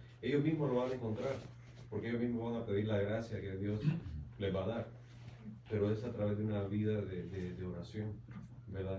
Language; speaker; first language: Spanish; native; Spanish